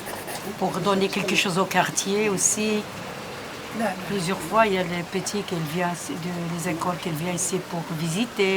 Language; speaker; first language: French; non-native, learner; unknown